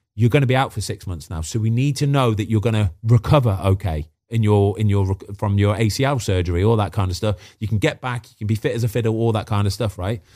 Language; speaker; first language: English; native; English